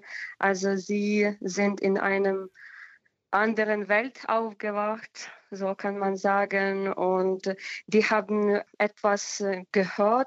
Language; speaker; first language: German; non-native, fluent; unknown